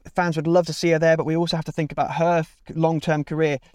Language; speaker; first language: English; native; English